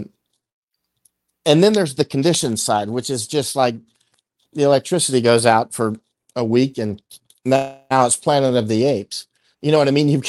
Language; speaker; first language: English; native; English